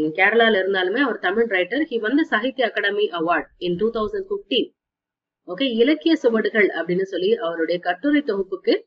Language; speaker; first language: Tamil; native; Tamil